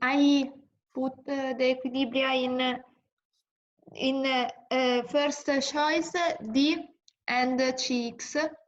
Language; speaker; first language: English; non-native, learner; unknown